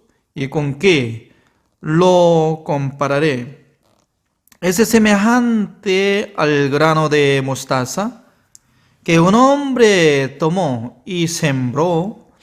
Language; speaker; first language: Spanish; non-native, fluent; Korean